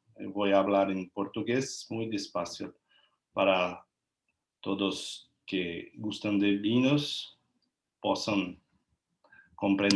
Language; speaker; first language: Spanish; non-native, learner; Portuguese